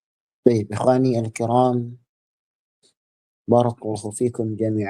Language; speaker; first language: Arabic; non-native, fluent; Indonesian